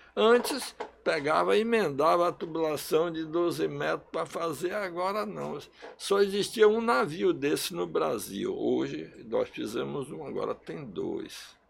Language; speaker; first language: Portuguese; early bilingual, other home language; Russian